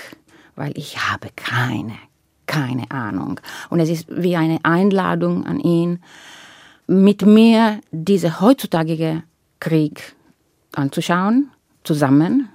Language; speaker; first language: German; non-native, learner; Italian